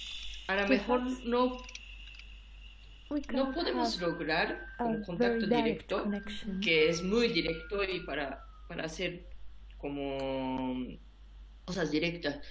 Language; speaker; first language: Spanish; non-native, learner; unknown